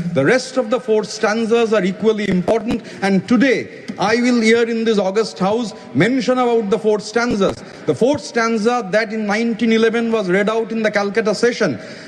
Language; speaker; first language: English; non-native, local second language; Bangla